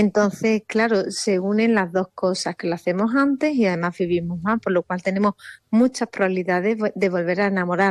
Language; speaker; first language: Spanish; native; Spanish